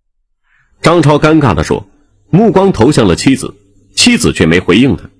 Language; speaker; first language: Chinese; native; Chinese